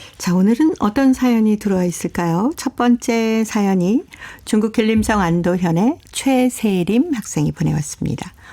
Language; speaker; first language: Korean; native; Korean